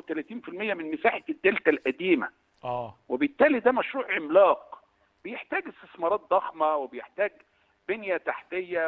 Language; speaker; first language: Arabic; native; Arabic